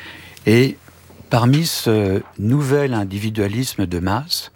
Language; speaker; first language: French; native; French